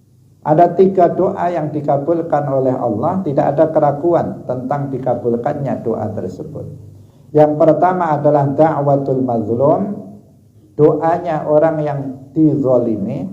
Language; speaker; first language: Indonesian; non-native, local second language; Javanese